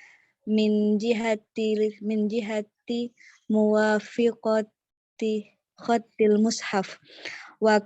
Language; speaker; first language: Arabic; non-native, learner; Indonesian